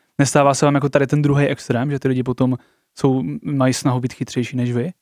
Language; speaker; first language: Czech; native; Czech